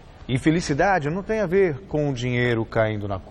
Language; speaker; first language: Portuguese; native; Portuguese